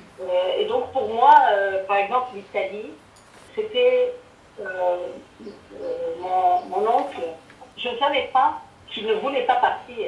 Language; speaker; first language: French; non-native, fluent; Arabic